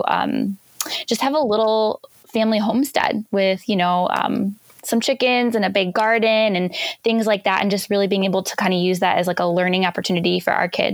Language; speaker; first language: English; native; English